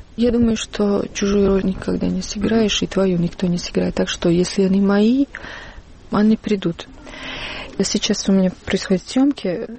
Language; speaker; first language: Russian; non-native, fluent; Serbian